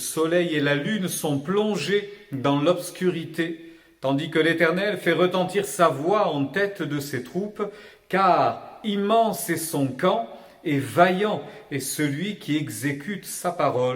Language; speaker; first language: French; native; French